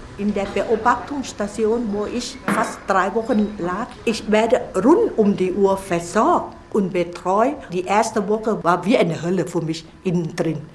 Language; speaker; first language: German; non-native, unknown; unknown